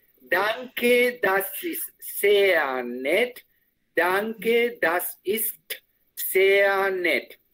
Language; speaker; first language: German; non-native, fluent; Spanish